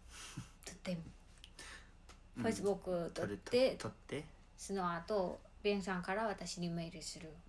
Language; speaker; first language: Japanese; non-native, learner; Mongolian